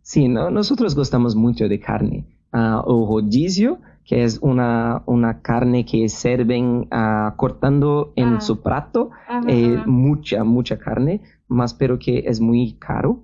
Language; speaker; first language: Spanish; non-native, learner; Portuguese